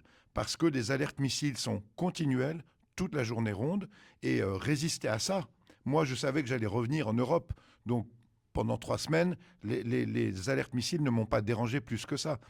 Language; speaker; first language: French; native; French